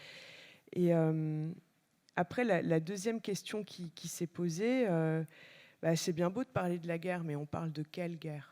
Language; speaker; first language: French; native; French